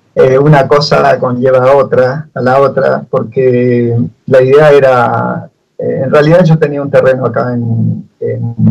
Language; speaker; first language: Spanish; native; Spanish